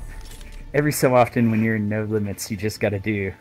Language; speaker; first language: English; native; English